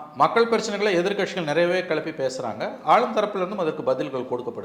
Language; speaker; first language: Tamil; native; Tamil